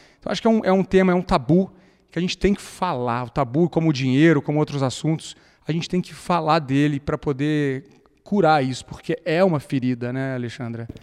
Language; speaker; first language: Portuguese; native; Portuguese